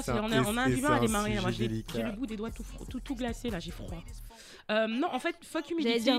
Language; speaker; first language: French; native; French